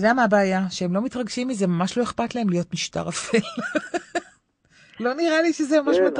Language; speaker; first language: Hebrew; native; Hebrew